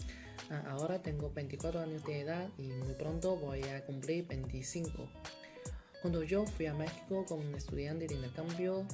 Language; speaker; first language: Spanish; non-native, fluent; Chinese